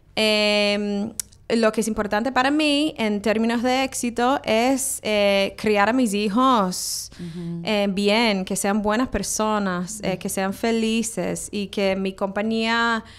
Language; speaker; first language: Spanish; non-native, fluent; English